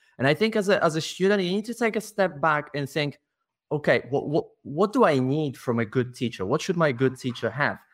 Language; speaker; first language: English; non-native, fluent; Polish